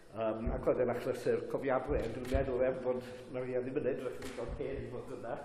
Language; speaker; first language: Welsh; native; Welsh